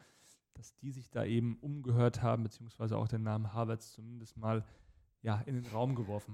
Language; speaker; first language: German; native; German